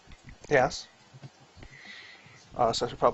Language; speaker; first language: English; native; English